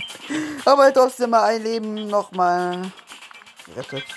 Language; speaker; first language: German; native; German